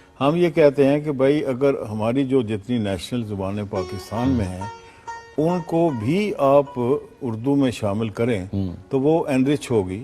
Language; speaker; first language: Urdu; non-native, local second language; Punjabi